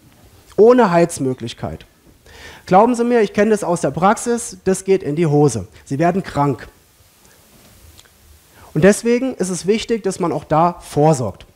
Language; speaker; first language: German; native; German